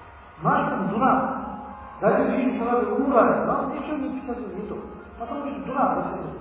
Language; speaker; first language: Russian; non-native, learner; Tibetan